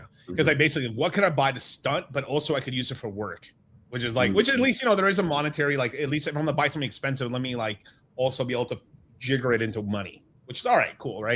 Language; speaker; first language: English; native; English